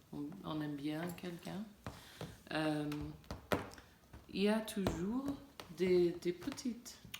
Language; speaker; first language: French; non-native, learner; English